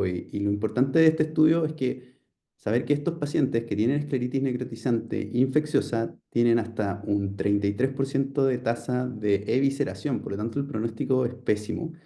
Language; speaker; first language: Spanish; native; Spanish